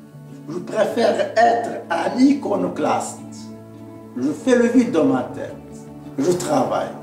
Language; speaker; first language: French; non-native, local second language; Arabic